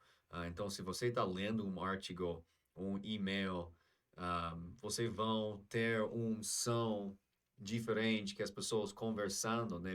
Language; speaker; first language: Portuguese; non-native, fluent; English